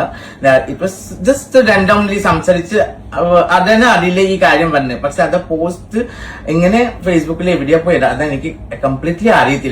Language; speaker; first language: Malayalam; non-native, fluent; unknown